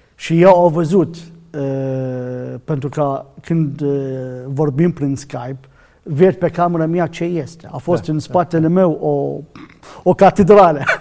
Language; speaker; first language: Romanian; non-native, learner; Arabic